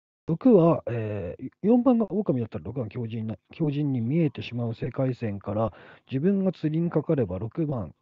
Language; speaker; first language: Japanese; native; Japanese